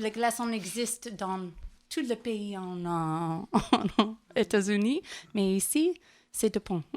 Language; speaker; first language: French; non-native, learner; English